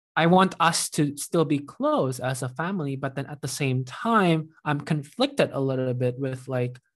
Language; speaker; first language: English; non-native, fluent; Indonesian